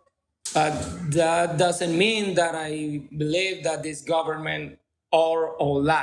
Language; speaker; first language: English; non-native, learner; Spanish